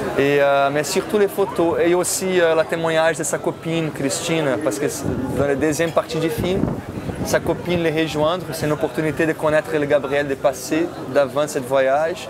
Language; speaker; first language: French; non-native, fluent; Portuguese